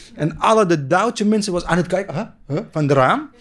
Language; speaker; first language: Dutch; non-native, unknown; Arabic